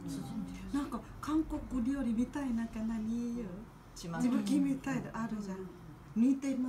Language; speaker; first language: Japanese; non-native, learner; Thai